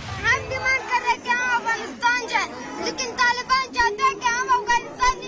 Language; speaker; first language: Hindi; non-native, learner; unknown